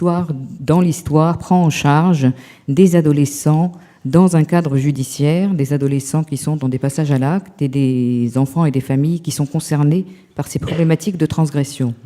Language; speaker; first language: French; native; French